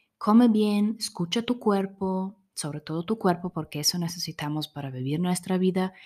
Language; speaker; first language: Spanish; non-native, fluent; German